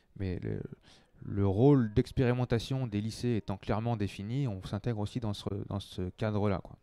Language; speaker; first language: French; native; French